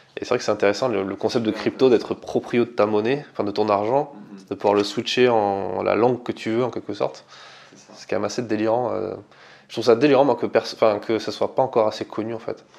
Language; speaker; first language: French; native; French